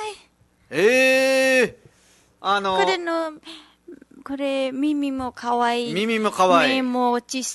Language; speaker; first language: Japanese; non-native, learner; Nepali